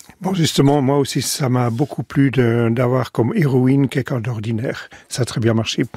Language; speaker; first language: French; non-native, fluent; Dutch